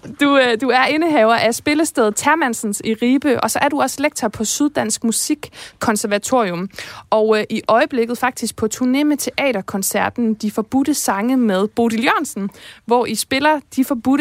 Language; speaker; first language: Danish; native; Danish